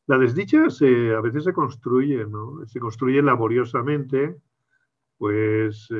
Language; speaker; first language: Spanish; native; Spanish